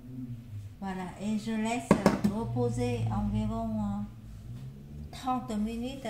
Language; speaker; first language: French; non-native, learner; Vietnamese